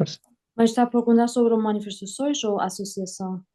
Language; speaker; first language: Portuguese; non-native, learner; Persian